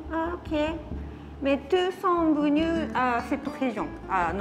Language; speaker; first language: French; non-native, learner; Japanese